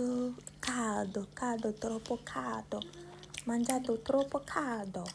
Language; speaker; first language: Italian; non-native, learner; Akan